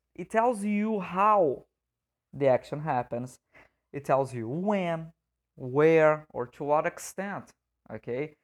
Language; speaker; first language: English; non-native, fluent; Portuguese